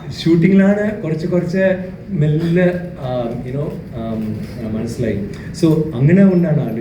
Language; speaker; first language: Malayalam; non-native, fluent; Tamil